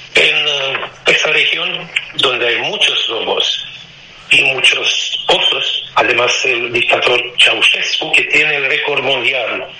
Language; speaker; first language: Spanish; non-native, fluent; Romanian